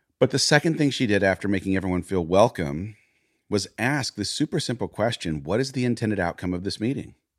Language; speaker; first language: English; native; English